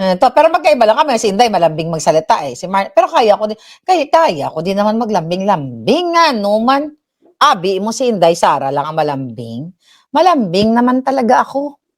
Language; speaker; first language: Filipino; non-native, local second language; Hiligaynon